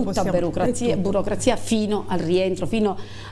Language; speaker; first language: Italian; native; Italian